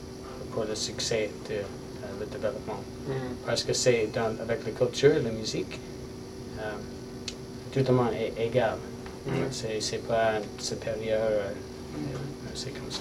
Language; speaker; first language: French; non-native, learner; English